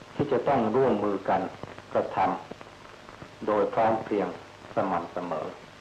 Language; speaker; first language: Thai; native; Thai